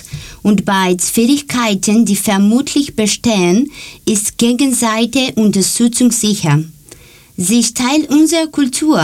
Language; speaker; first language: German; non-native, learner; Greek